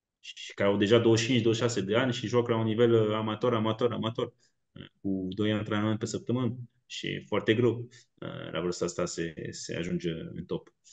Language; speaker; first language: Romanian; non-native, fluent; French